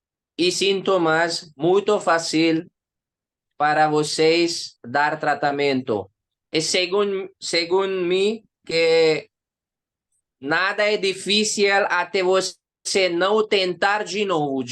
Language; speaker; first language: Portuguese; non-native, learner; Hindi